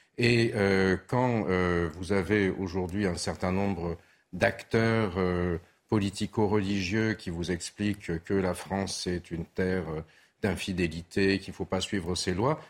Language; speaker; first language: French; early bilingual, other home language; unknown